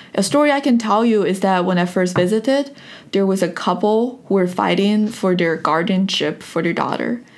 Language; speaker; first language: English; non-native, fluent; Chinese